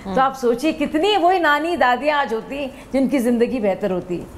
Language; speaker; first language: Hindi; native; Hindi